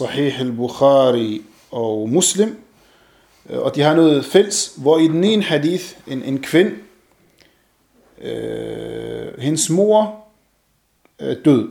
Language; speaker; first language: Danish; non-native, fluent; Arabic